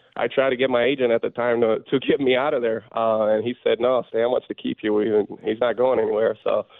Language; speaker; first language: English; non-native, fluent; Swedish